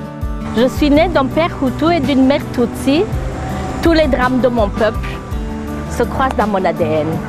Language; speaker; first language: French; non-native, local second language; Kinyarwanda